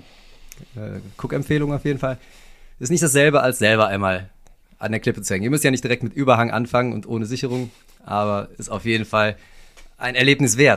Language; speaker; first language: German; native; German